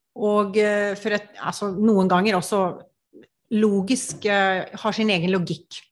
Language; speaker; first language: Norwegian; non-native, fluent; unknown